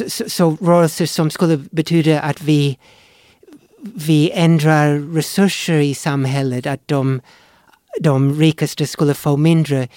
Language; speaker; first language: Swedish; non-native, fluent; English